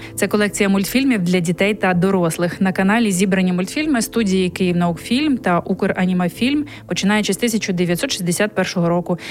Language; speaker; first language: Ukrainian; native; Ukrainian